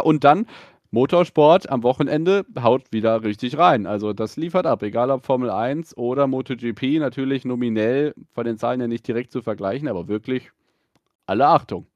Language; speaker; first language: German; native; German